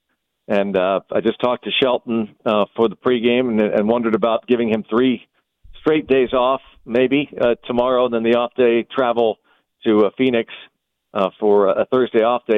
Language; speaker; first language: English; native; English